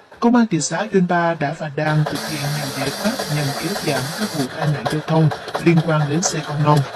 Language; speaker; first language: Vietnamese; native; Vietnamese